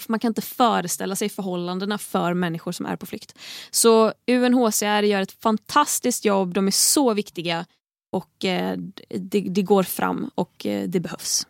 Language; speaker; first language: Swedish; native; Swedish